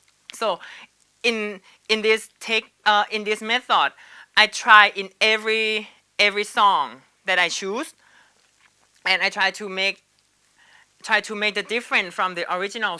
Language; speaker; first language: English; non-native, learner; Thai